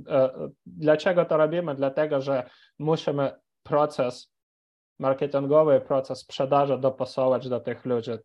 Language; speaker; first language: Polish; non-native, fluent; Ukrainian